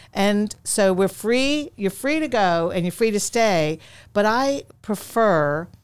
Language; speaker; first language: English; native; English